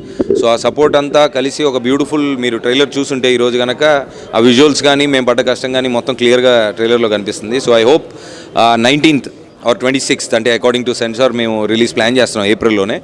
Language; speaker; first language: Telugu; native; Telugu